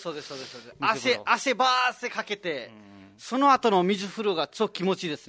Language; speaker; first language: Japanese; non-native, fluent; Nepali